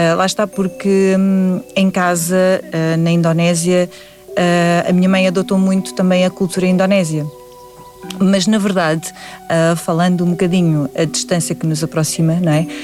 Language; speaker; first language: Portuguese; early bilingual, other home language; Indonesian